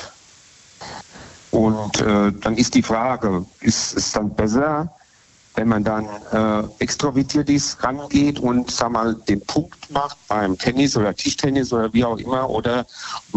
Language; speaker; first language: German; native; German